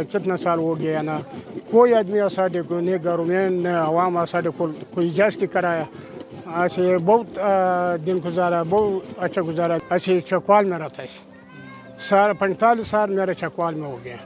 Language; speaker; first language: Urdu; non-native, learner; Pashto